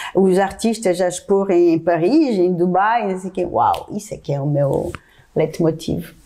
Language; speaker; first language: Portuguese; non-native, fluent; French